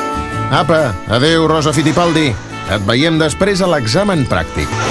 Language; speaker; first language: Catalan; native; Catalan